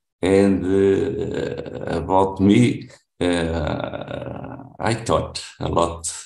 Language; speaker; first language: English; non-native, learner; Portuguese